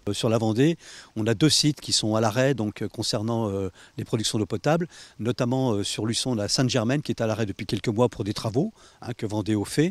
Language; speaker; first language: French; native; French